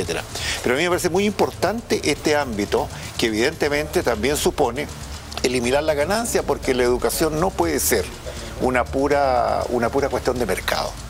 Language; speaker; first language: Spanish; native; Spanish